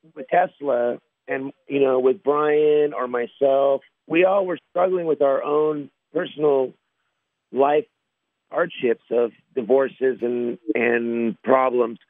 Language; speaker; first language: English; native; English